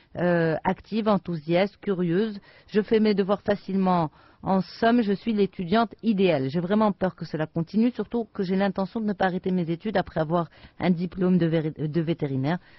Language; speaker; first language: French; non-native, local second language; Arabic